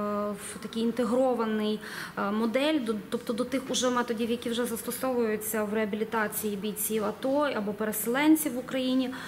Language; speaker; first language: Ukrainian; native; Ukrainian